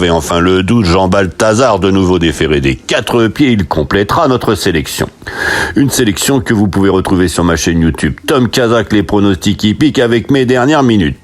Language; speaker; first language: French; native; French